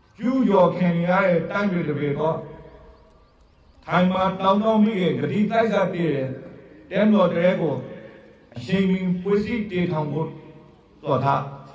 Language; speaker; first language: Burmese; native; Burmese